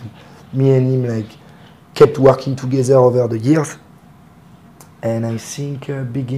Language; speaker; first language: English; non-native, fluent; French